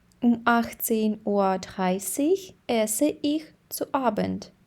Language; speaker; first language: German; non-native, fluent; Ukrainian